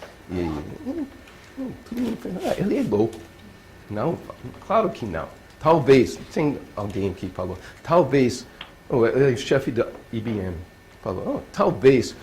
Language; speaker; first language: Portuguese; non-native, learner; English